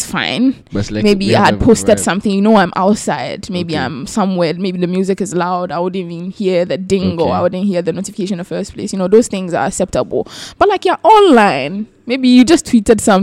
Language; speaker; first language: English; non-native, local second language; Akan